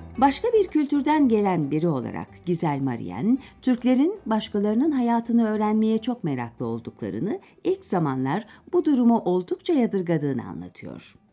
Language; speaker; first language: Turkish; native; Turkish